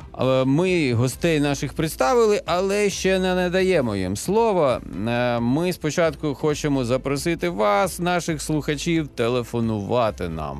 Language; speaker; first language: Ukrainian; native; Ukrainian